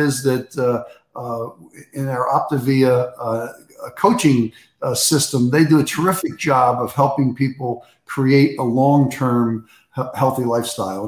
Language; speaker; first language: English; native; English